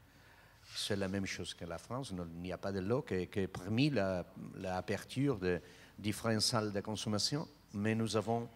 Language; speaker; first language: French; non-native, learner; Spanish